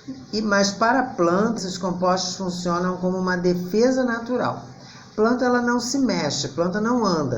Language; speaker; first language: Portuguese; native; Portuguese